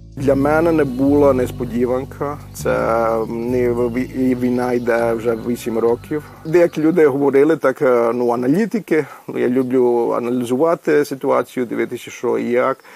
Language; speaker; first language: Ukrainian; early bilingual, heritage; Ukrainian